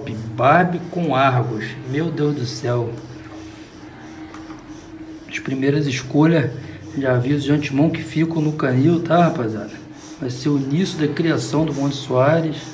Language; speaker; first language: Portuguese; native; Portuguese